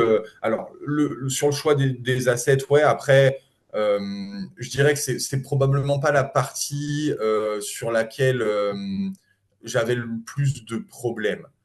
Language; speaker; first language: French; native; French